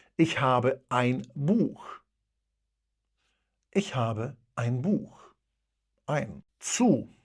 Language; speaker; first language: German; non-native, fluent; Polish